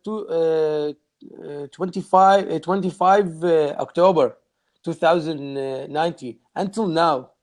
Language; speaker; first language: English; non-native, learner; Arabic